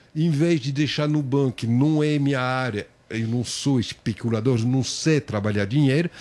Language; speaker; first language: Portuguese; non-native, fluent; French